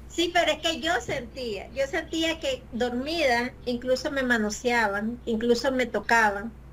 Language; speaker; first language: Spanish; native; Spanish